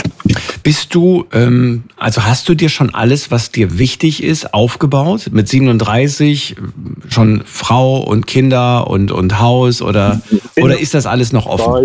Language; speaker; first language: German; native; German